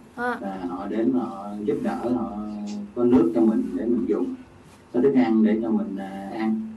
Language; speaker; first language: Vietnamese; native; Vietnamese